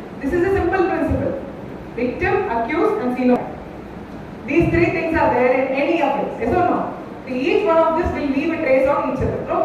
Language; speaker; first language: English; non-native, local second language; Malayalam